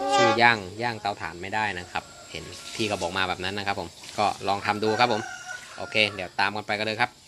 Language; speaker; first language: Thai; non-native, local second language; Northeastern Thai